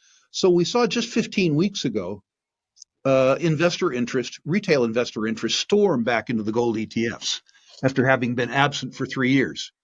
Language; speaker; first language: English; native; English